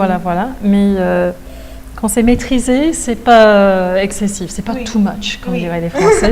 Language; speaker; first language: French; native; French